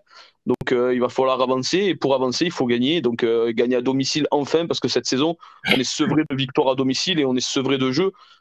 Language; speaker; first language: French; native; French